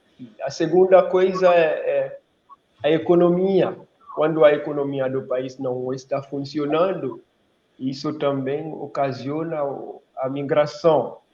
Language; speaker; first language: Portuguese; non-native, local second language; Haitian Creole